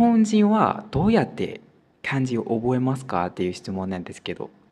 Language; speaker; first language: Japanese; non-native, fluent; Burmese